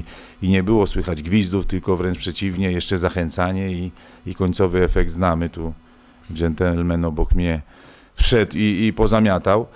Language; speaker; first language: Polish; native; Polish